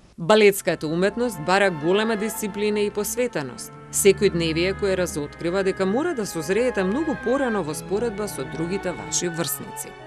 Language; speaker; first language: Macedonian; native; Macedonian